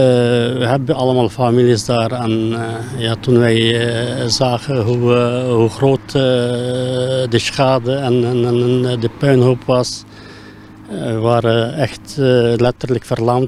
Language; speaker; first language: Dutch; non-native, fluent; Turkish